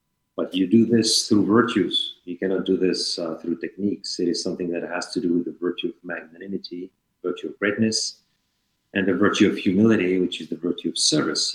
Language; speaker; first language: English; non-native, fluent; French